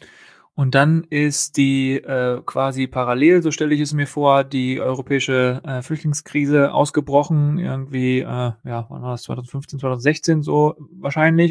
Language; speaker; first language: German; native; German